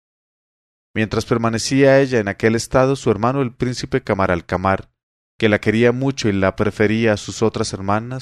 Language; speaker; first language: Spanish; native; Spanish